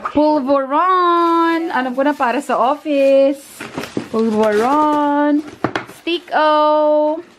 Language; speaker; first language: Filipino; native; Filipino